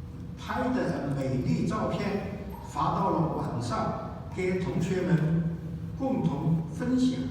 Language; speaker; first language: Chinese; native; Chinese